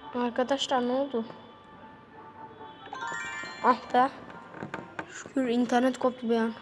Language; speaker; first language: Turkish; native; Turkish